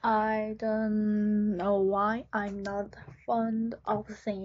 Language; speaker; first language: English; non-native, learner; Japanese